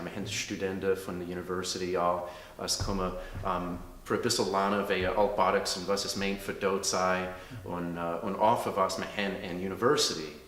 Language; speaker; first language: German; early bilingual, heritage; English